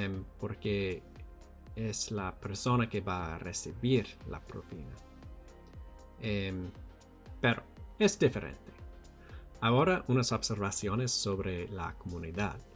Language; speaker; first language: Spanish; non-native, learner; English